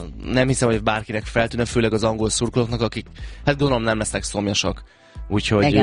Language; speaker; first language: Hungarian; native; Hungarian